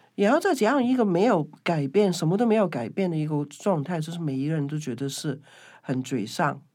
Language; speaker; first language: Chinese; non-native, local second language; Cantonese